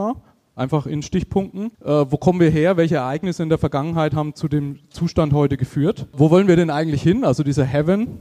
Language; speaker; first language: German; native; German